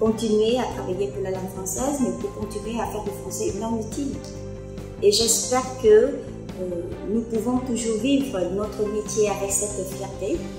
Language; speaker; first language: French; non-native, fluent; Vietnamese